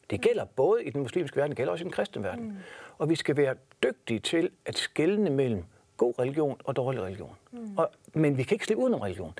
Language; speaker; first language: Danish; native; Danish